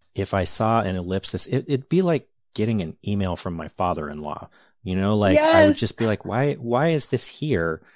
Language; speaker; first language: English; native; English